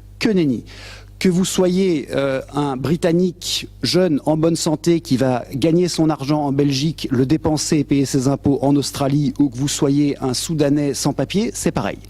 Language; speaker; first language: French; native; French